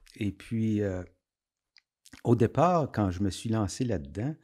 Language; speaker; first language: French; native; French